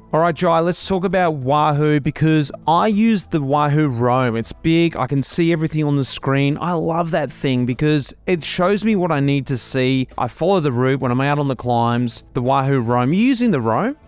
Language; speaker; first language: English; native; English